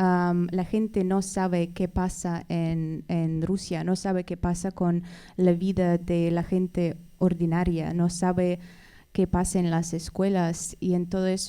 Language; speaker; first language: Spanish; non-native, fluent; Russian